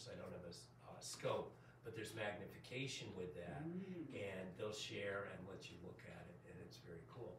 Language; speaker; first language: English; native; English